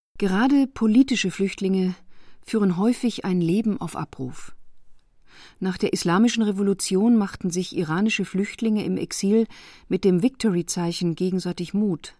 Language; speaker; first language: German; native; German